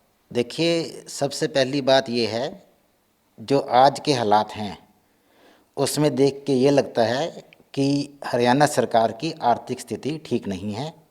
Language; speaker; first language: Hindi; native; Hindi